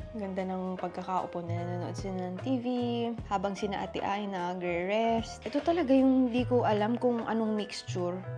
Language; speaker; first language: Filipino; native; Filipino